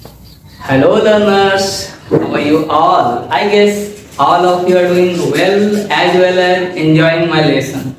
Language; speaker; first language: English; non-native, local second language; Hindi